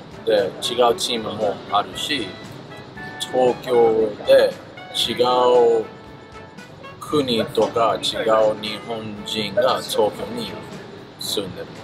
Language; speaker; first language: Japanese; early bilingual, heritage; English